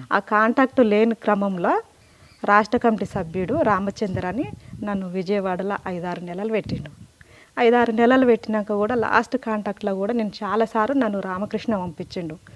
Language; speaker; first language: Telugu; native; Telugu